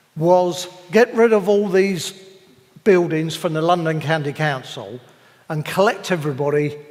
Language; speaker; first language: English; native; English